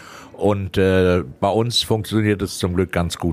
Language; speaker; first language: German; native; German